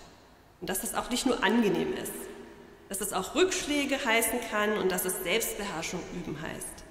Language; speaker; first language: German; native; German